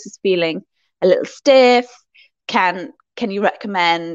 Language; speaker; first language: English; native; English